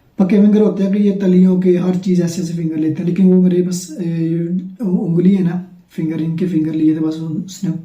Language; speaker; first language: Urdu; non-native, local second language; Punjabi